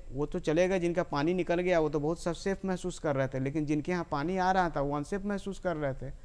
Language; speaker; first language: Hindi; native; Hindi